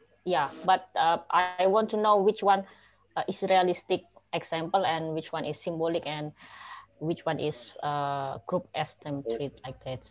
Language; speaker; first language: English; non-native, learner; Indonesian